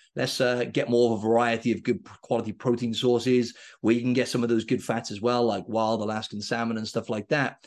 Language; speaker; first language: English; native; English